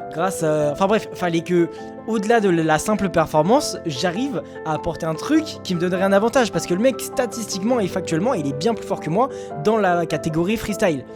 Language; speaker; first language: French; native; French